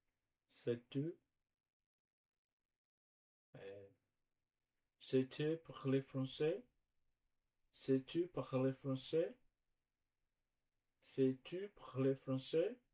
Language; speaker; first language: French; non-native, learner; Portuguese